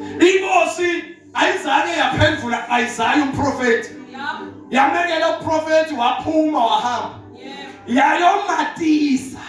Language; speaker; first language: Zulu; non-native, local second language; Swati